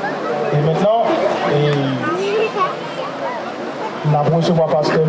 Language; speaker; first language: French; non-native, local second language; Haitian Creole